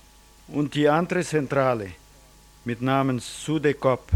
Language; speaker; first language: German; early bilingual, heritage; German